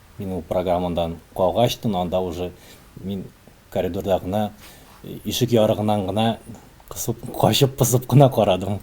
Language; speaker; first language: Tatar; early bilingual, heritage; Tatar